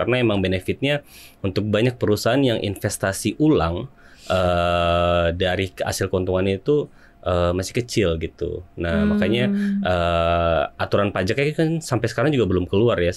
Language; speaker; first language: Indonesian; native; Indonesian